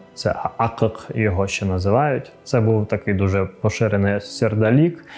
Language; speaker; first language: Ukrainian; non-native, local second language; Crimean Tatar